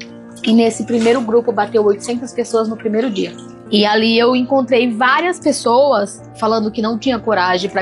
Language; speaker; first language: Portuguese; native; Portuguese